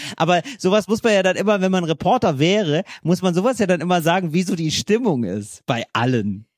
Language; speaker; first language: German; native; German